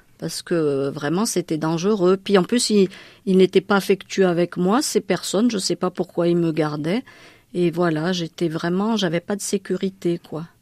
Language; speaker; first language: French; non-native, local second language; Malagasy